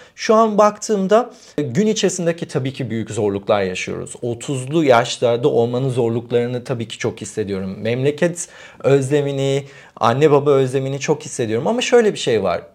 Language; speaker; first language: Turkish; native; Turkish